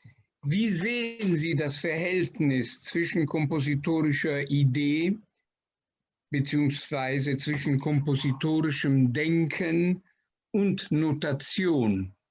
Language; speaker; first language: German; non-native, fluent; Italian